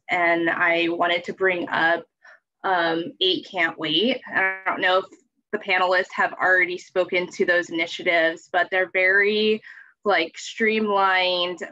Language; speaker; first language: English; native; English